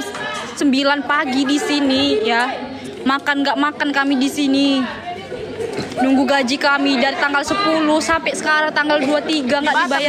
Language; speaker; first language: Indonesian; native; Indonesian